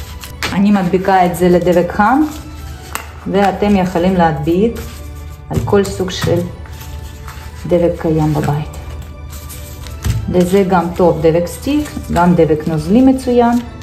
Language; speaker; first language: Hebrew; non-native, fluent; Russian